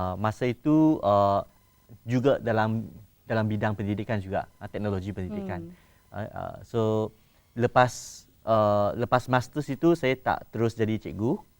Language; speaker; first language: Malay; non-native, local second language; Chinese